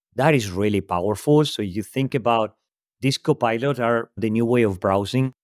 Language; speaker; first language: English; non-native, fluent; Spanish